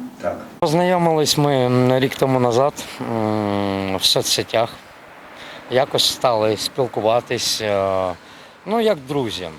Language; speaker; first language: Ukrainian; non-native, local second language; Russian